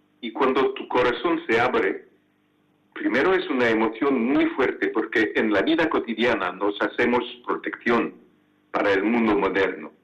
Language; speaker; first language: Spanish; non-native, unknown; French